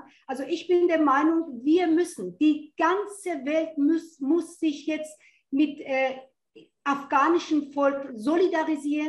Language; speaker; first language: German; non-native, fluent; Persian